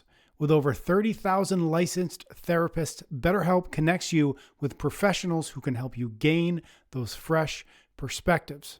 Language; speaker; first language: English; native; English